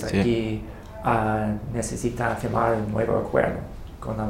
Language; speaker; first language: Spanish; non-native, fluent; English